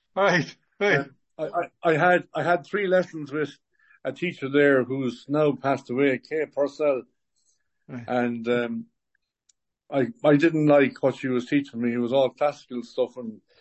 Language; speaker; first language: English; native; English